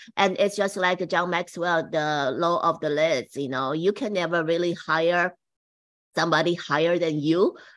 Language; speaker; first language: English; non-native, fluent; Chinese